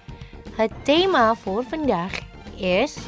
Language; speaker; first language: Dutch; non-native, learner; Indonesian